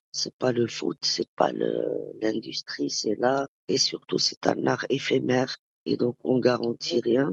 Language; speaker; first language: French; non-native, local second language; Arabic